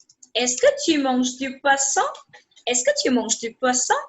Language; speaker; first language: French; non-native, fluent; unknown